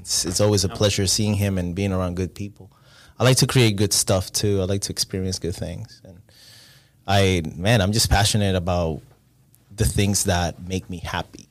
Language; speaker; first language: English; non-native, fluent; Spanish